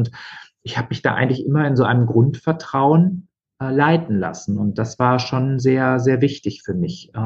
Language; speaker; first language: German; native; German